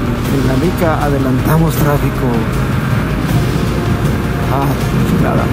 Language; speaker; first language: Spanish; native; Spanish